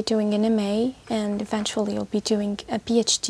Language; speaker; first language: English; non-native, fluent; Arabic